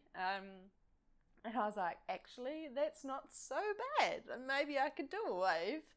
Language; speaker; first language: English; native; English